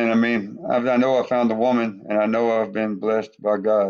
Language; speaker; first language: English; native; English